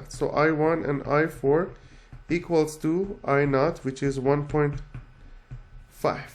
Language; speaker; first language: English; non-native, fluent; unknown